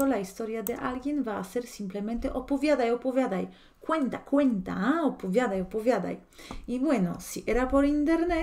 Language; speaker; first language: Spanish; non-native, fluent; Polish